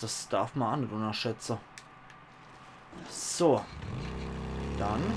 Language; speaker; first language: German; native; German